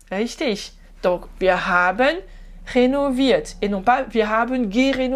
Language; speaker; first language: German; non-native, fluent; French